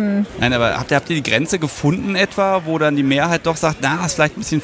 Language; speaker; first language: German; native; German